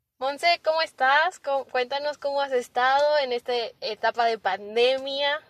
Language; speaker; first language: Spanish; native; Spanish